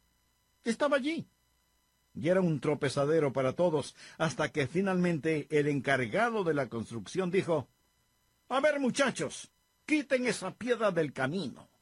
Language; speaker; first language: Spanish; native; Spanish